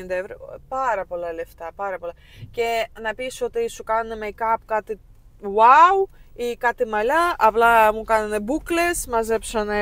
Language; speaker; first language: Greek; non-native, fluent; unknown